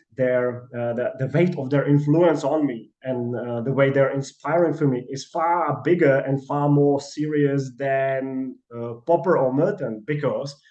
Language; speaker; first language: English; non-native, fluent; Czech